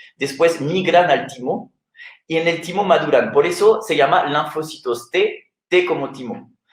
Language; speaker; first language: Spanish; non-native, fluent; French